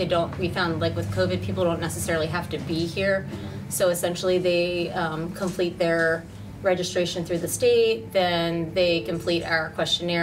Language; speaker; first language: English; native; English